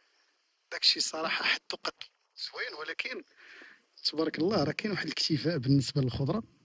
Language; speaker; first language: Arabic; native; Arabic